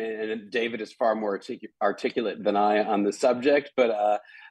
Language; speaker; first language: English; native; English